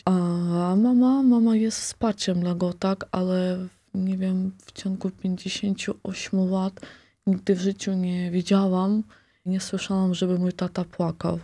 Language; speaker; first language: Polish; non-native, local second language; Ukrainian